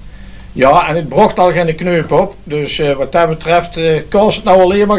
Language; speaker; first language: Dutch; native; Dutch